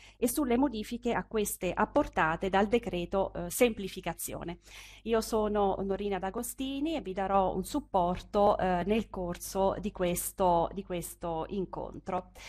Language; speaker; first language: Italian; native; Italian